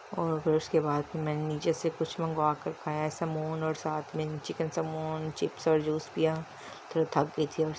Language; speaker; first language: Urdu; native; Urdu